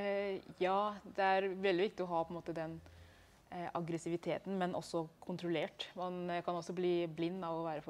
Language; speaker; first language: Norwegian; early bilingual, other home language; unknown